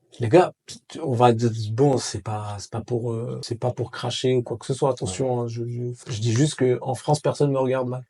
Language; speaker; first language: French; early bilingual, other home language; Arabic